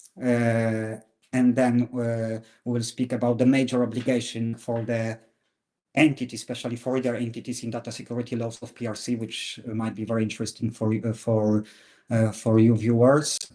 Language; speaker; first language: English; non-native, fluent; Chinese